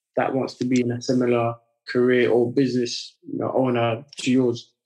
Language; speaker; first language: English; early bilingual, other home language; French